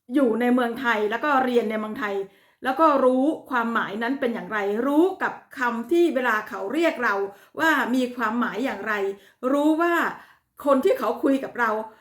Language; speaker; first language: Thai; native; Thai